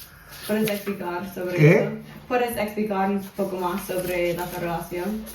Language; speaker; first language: Spanish; non-native, fluent; English